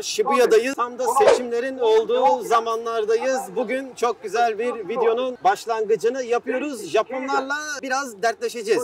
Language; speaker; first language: Turkish; native; Turkish